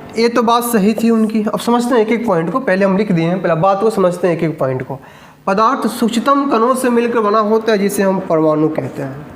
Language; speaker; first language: Hindi; native; Hindi